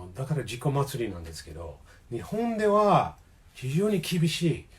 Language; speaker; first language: Japanese; non-native, fluent; English